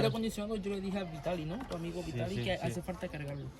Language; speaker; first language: Spanish; native; Spanish